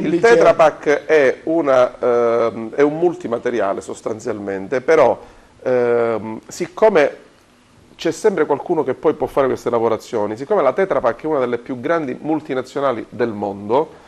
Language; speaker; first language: Italian; native; Italian